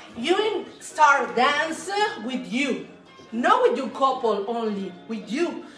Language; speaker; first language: English; non-native, learner; Spanish